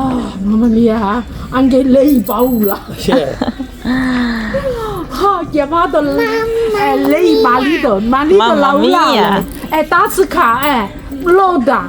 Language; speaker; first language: Italian; non-native, learner; Chinese